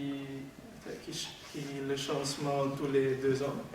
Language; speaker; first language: French; non-native, learner; Dutch